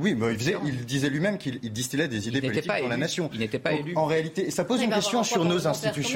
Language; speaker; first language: French; native; French